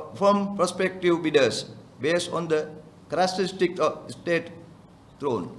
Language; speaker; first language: English; non-native, local second language; Sinhala